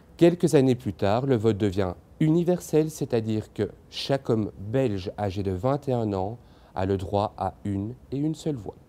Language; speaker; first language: French; native; French